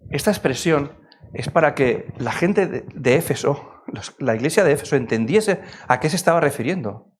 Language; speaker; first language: Spanish; native; Spanish